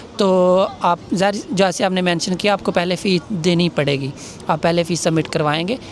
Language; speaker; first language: Urdu; non-native, local second language; Punjabi